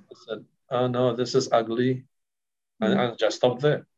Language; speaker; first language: English; non-native, fluent; Kurdish